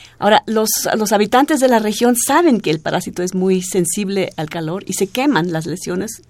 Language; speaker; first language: Spanish; non-native, fluent; German